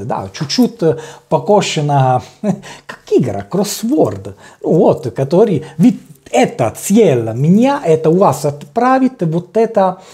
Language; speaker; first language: Russian; non-native, learner; Italian